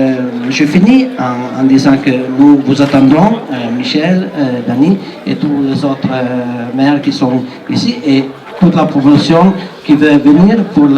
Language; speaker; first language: French; non-native, learner; Italian